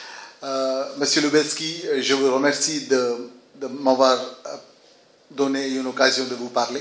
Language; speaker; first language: French; non-native, fluent; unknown